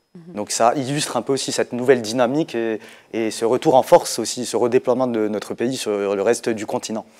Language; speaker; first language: French; non-native, local second language; Arabic